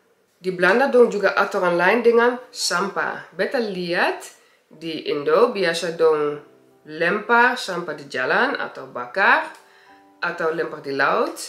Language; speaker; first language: Indonesian; early bilingual, heritage; Indonesian